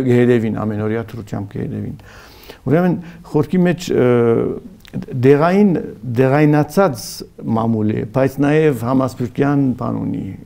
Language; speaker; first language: Armenian; early bilingual, heritage; Armenian